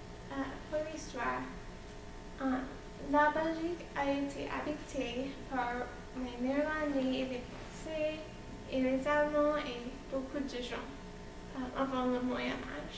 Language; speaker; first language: French; non-native, learner; English